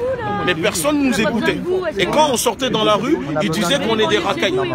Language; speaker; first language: French; native; French